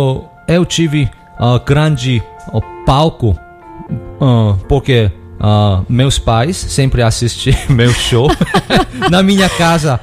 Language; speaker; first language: Portuguese; non-native, learner; Korean